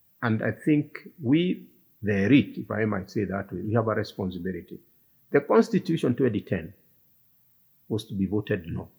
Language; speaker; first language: English; non-native, local second language; Kikuyu